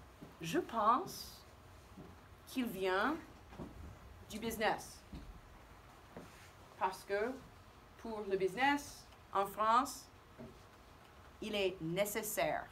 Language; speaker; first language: French; non-native, fluent; English